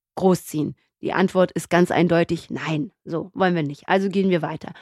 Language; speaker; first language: German; native; German